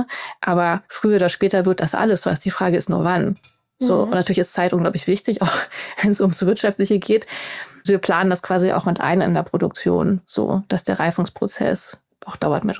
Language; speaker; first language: German; native; German